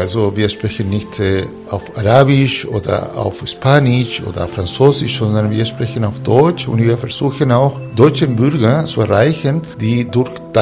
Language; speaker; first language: German; non-native, fluent; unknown